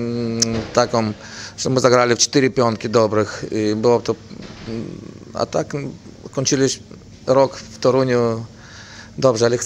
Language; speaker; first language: Polish; non-native, fluent; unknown